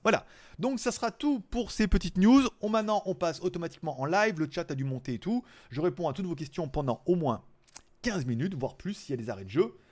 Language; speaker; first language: French; native; French